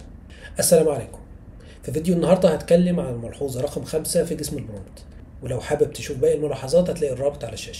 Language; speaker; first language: Arabic; native; Arabic